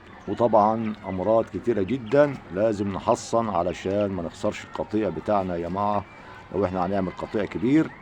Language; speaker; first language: Arabic; native; Arabic